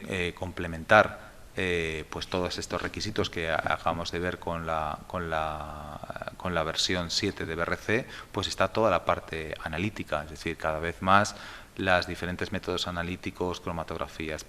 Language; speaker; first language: Spanish; native; Spanish